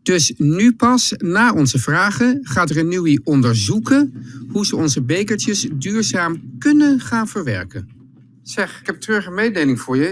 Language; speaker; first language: Dutch; native; Dutch